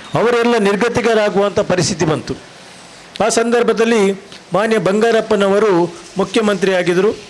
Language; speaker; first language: Kannada; non-native, local second language; Tulu